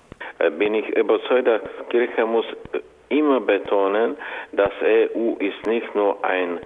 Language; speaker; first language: German; non-native, fluent; Czech